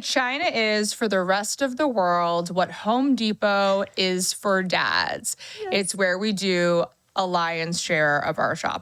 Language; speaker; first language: English; native; English